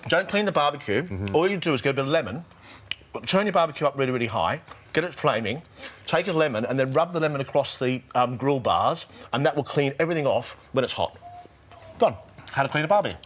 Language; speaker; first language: English; native; English